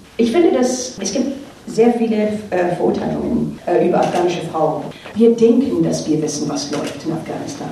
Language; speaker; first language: German; non-native, fluent; Persian